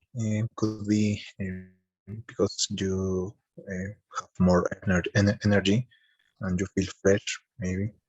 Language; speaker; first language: English; non-native, learner; Spanish